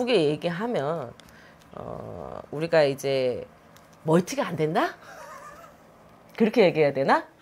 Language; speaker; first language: Korean; native; Korean